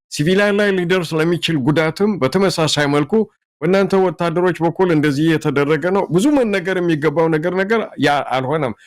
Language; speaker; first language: Amharic; non-native, local second language; Tigrinya